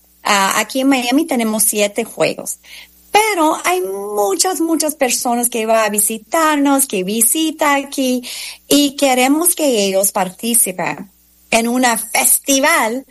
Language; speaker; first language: Spanish; non-native, fluent; English